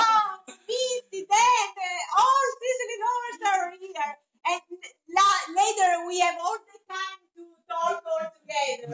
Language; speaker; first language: English; non-native, fluent; Italian